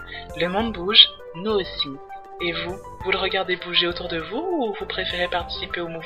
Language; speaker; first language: French; native; French